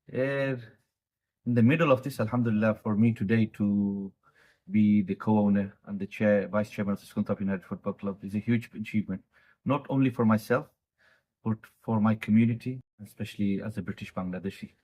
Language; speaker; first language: English; early bilingual, other home language; Bangla